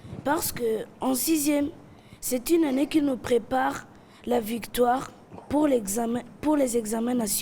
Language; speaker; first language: French; non-native, learner; Kinyarwanda